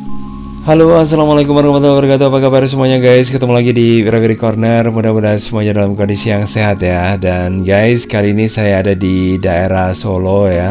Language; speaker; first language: Indonesian; native; Indonesian